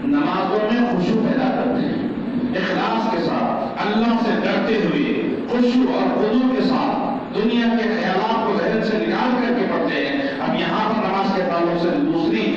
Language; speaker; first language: Urdu; native; Urdu